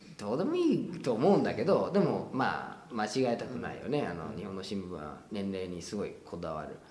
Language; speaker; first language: Japanese; non-native, fluent; English